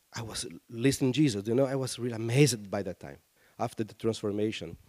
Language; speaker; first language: English; non-native, fluent; Portuguese